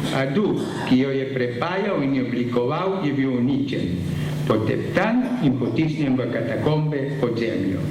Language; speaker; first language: Slovenian; early bilingual, heritage; Slovenian